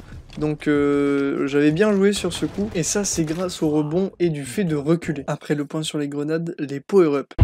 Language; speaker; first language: French; native; French